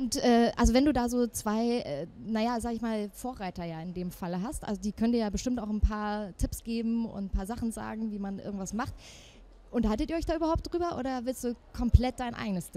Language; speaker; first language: German; native; German